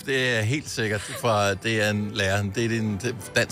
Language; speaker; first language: Danish; native; Danish